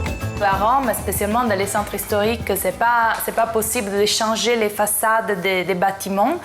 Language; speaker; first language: French; non-native, fluent; Italian